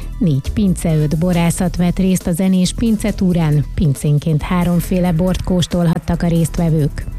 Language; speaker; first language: Hungarian; native; Hungarian